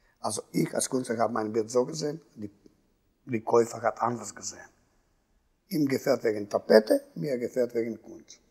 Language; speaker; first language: German; non-native, learner; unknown